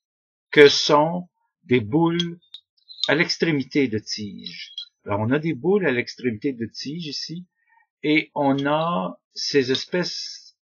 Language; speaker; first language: French; native; French